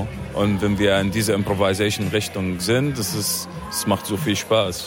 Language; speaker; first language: German; non-native, fluent; Arabic